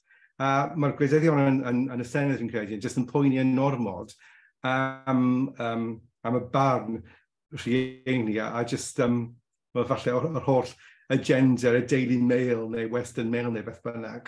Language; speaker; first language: Welsh; non-native, local second language; English